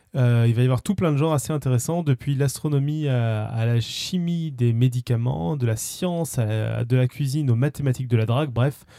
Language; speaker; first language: French; native; French